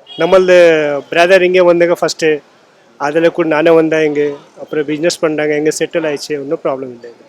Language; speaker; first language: Tamil; non-native, local second language; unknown